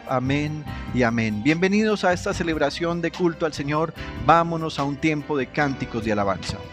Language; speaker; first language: Spanish; native; Spanish